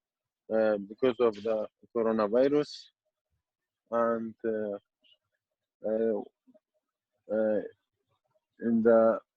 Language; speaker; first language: English; non-native, learner; Kurdish